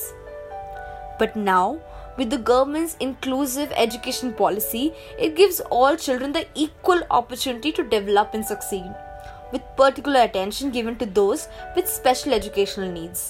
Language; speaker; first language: English; non-native, local second language; Hindi